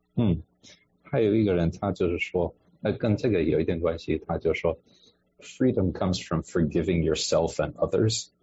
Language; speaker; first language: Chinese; non-native, fluent; English